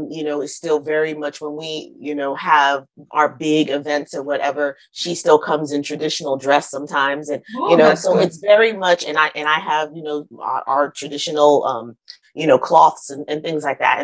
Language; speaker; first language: English; early bilingual, other home language; Akan